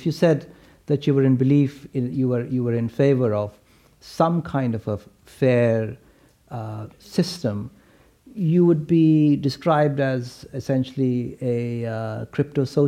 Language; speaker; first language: English; non-native, local second language; Hindi